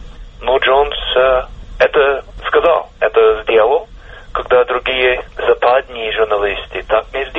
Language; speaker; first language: Russian; non-native, fluent; English